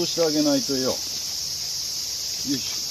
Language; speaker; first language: Japanese; native; Japanese